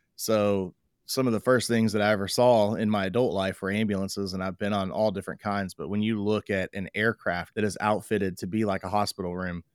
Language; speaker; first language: English; native; English